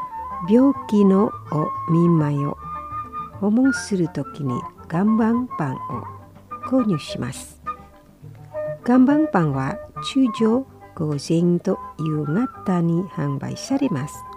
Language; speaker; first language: Japanese; non-native, fluent; Indonesian